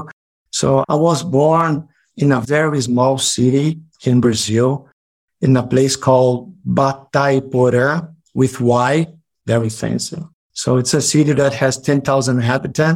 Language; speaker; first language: English; non-native, fluent; Portuguese